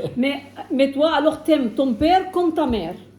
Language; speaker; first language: French; non-native, fluent; Arabic